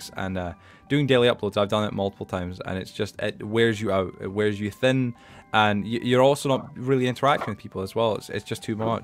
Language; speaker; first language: English; native; English